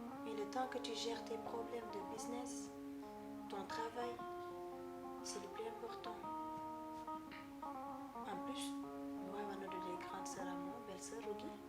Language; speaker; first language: French; non-native, local second language; Fula